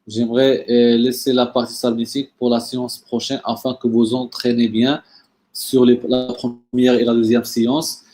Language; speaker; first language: French; non-native, local second language; Arabic